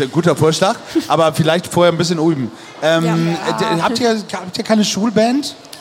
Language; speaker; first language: German; native; German